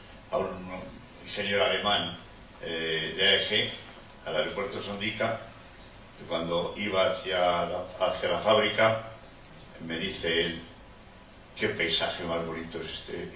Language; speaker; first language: Spanish; non-native, local second language; Basque